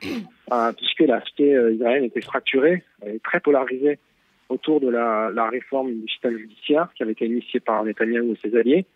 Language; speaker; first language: French; native; French